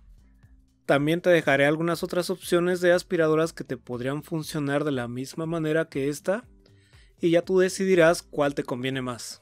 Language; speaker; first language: Spanish; native; Spanish